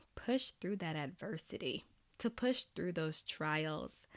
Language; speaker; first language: English; early bilingual, other home language; Haitian Creole